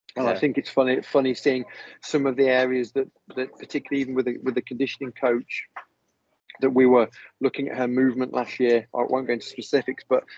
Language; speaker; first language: English; native; English